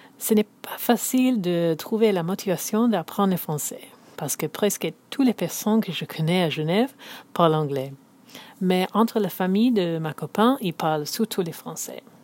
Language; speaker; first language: French; non-native, learner; English